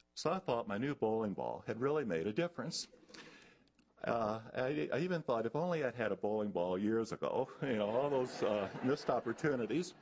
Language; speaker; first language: English; native; English